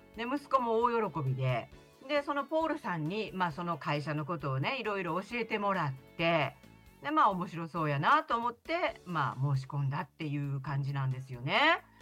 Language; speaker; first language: Japanese; native; Japanese